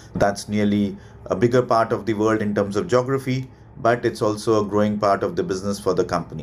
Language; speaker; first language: English; non-native, local second language; Hindi